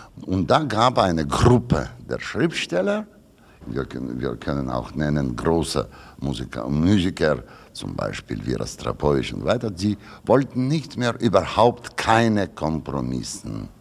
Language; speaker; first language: German; non-native, learner; Russian